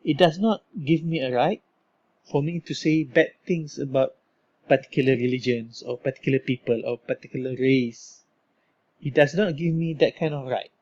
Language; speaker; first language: English; non-native, local second language; Malay